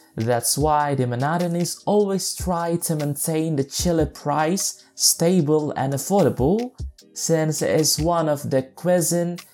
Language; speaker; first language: English; non-native, fluent; Indonesian